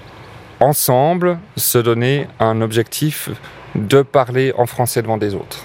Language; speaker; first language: French; native; French